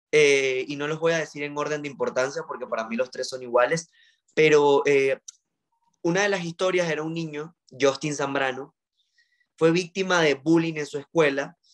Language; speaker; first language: Spanish; native; Spanish